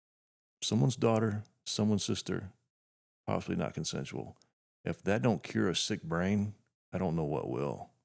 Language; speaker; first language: English; native; English